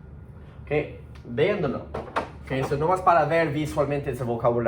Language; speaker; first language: Spanish; early bilingual, heritage; Spanish